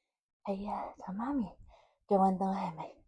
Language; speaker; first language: Cantonese; early bilingual, heritage; Cantonese